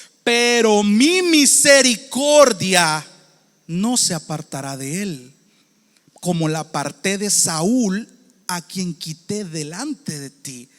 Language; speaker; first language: Spanish; native; Spanish